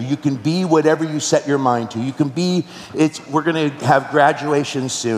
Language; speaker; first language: English; native; English